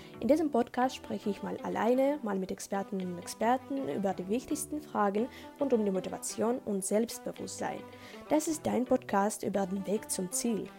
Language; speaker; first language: German; non-native, learner; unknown